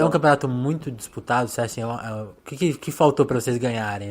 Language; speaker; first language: Portuguese; native; Portuguese